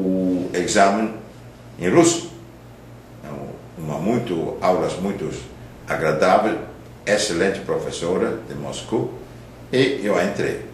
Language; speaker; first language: Portuguese; non-native, fluent; Dutch